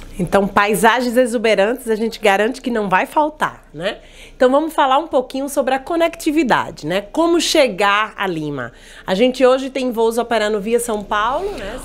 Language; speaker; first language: Portuguese; native; Portuguese